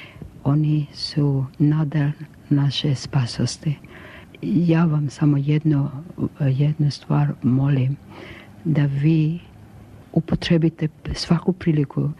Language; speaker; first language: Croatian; non-native, local second language; Albanian